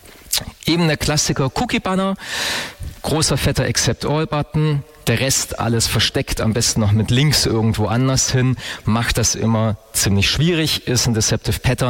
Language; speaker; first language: German; native; German